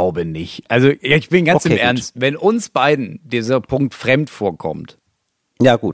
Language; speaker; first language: German; native; German